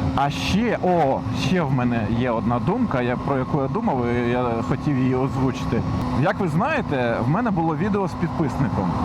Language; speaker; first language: Ukrainian; non-native, local second language; Russian